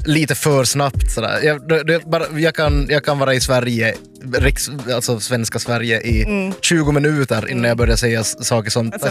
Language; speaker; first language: Swedish; native; Swedish